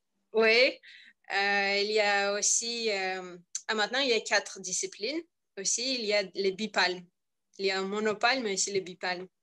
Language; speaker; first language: French; non-native, learner; Russian